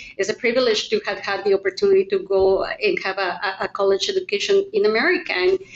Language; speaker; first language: English; non-native, fluent; Spanish